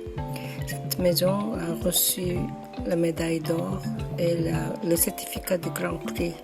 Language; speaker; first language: French; non-native, fluent; Korean